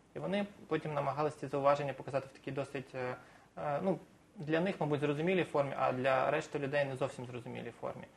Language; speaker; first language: Ukrainian; native; Ukrainian